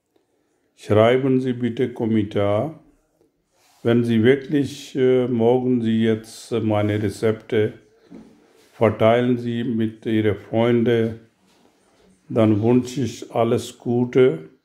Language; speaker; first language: German; non-native, learner; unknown